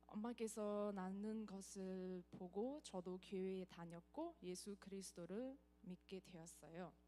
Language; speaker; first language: Korean; non-native, fluent; Nepali